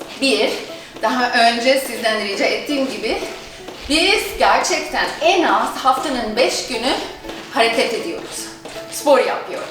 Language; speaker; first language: Turkish; non-native, fluent; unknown